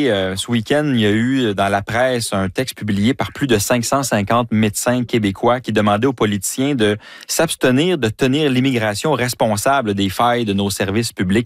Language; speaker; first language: French; native; French